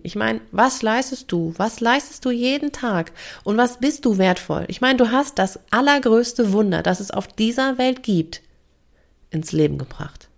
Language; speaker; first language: German; native; German